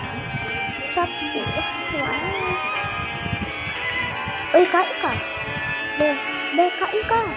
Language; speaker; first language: Filipino; non-native, local second language; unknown